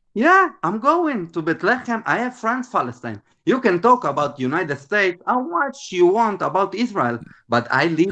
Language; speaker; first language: English; non-native, learner; Hebrew